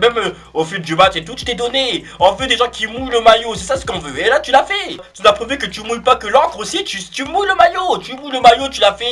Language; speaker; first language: French; native; French